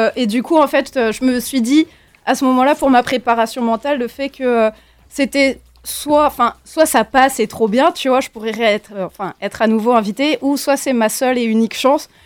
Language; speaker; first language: French; native; French